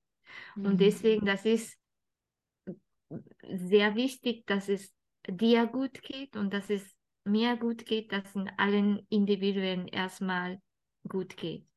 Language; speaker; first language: German; non-native, fluent; Japanese